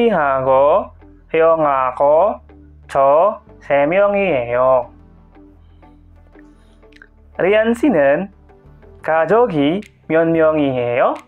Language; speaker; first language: Korean; non-native, fluent; Indonesian